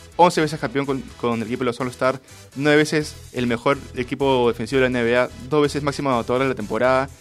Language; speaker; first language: Spanish; native; Spanish